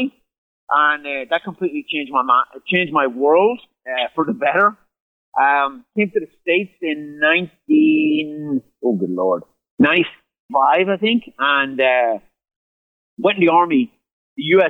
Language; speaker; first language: English; native; English